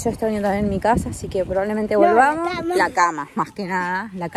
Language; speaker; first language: Spanish; native; Spanish